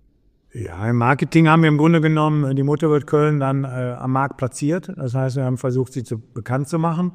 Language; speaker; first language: German; native; German